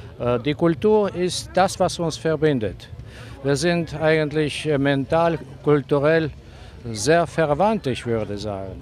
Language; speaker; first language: German; non-native, fluent; Russian